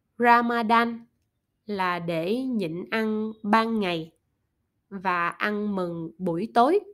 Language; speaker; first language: Vietnamese; non-native, learner; German